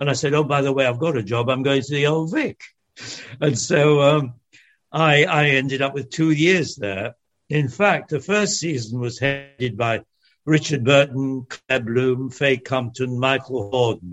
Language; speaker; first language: English; early bilingual, other home language; French